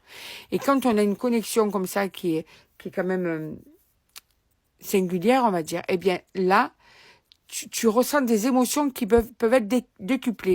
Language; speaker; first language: French; native; French